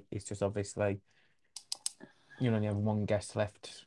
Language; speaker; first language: English; native; English